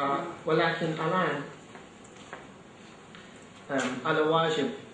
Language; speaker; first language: Arabic; non-native, fluent; English